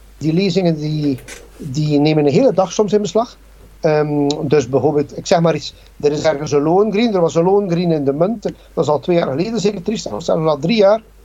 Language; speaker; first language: Dutch; native; Dutch